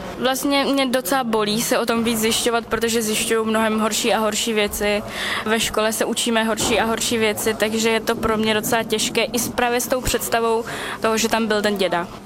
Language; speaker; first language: Czech; native; Czech